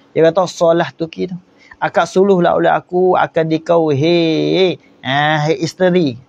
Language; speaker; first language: Malay; native; Malay